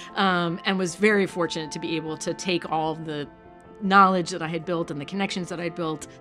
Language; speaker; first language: English; native; English